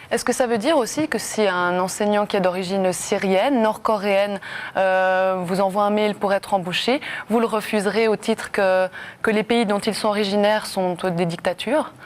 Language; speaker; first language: French; native; French